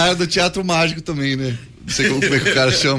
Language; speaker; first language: Portuguese; native; Portuguese